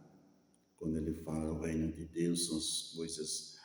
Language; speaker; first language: Portuguese; native; Portuguese